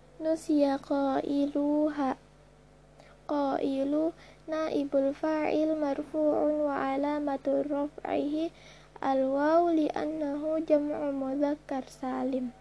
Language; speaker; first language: Arabic; non-native, learner; Indonesian